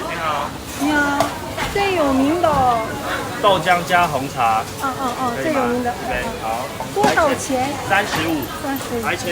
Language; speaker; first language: Chinese; non-native, learner; Korean